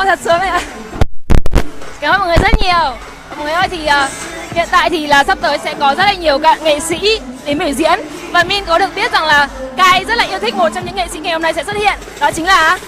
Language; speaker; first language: Vietnamese; native; Vietnamese